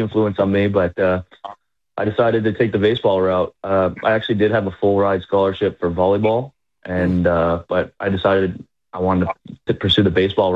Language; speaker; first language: English; native; English